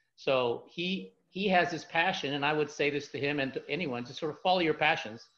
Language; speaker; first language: English; native; English